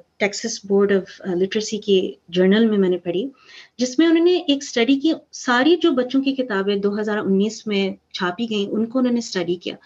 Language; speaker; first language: Urdu; early bilingual, heritage; Urdu